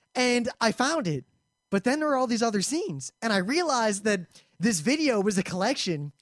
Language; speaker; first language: English; native; English